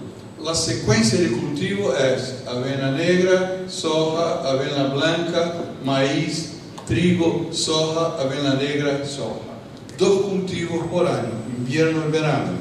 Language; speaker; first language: Spanish; non-native, fluent; Portuguese